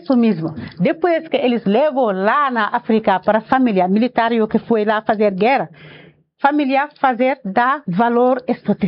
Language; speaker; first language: Portuguese; non-native, learner; Wolof